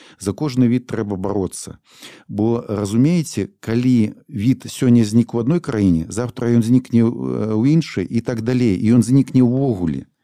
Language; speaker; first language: Belarusian; non-native, local second language; Russian